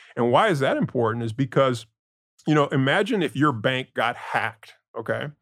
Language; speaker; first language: English; non-native, fluent; Spanish